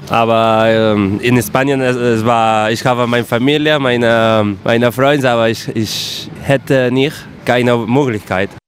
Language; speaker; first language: German; non-native, learner; Catalan